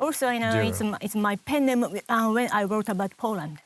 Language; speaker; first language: English; non-native, learner; Japanese